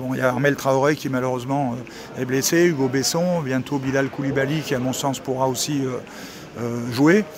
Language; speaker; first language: French; native; French